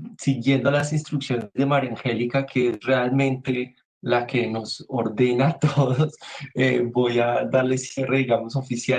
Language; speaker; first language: Spanish; native; Spanish